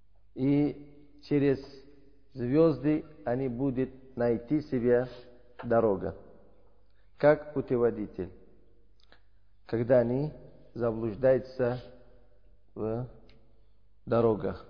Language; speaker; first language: Russian; non-native, learner; Uzbek